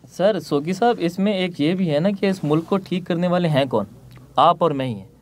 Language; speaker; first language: Urdu; non-native, local second language; Punjabi